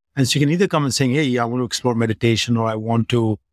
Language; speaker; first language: English; non-native, local second language; Hindi